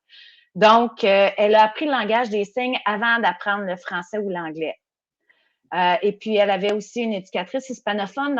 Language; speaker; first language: French; native; French